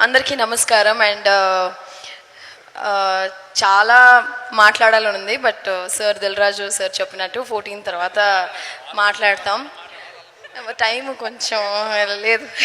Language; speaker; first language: Telugu; non-native, local second language; Tamil